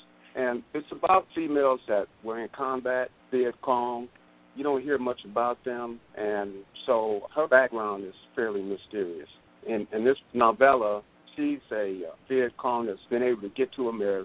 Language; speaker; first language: English; native; English